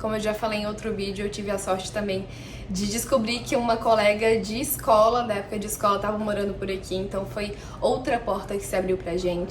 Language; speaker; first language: Portuguese; native; Portuguese